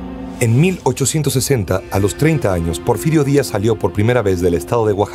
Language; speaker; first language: Spanish; native; Spanish